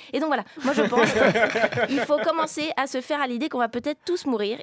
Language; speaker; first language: French; native; French